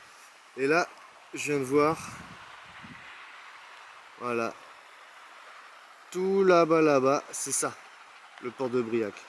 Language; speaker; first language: French; native; French